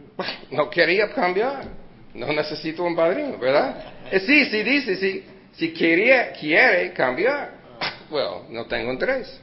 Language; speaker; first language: Spanish; early bilingual, heritage; Spanish